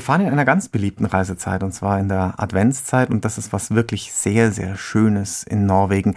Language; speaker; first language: German; native; German